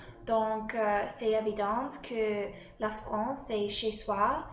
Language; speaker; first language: French; non-native, learner; English